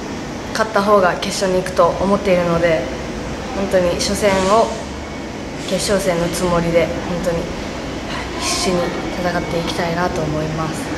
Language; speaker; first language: Japanese; native; Japanese